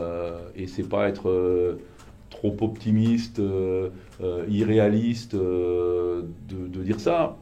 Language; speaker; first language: French; native; French